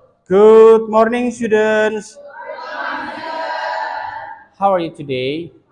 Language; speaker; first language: English; non-native, fluent; Indonesian